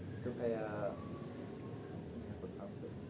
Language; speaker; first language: Indonesian; non-native, learner; Tajik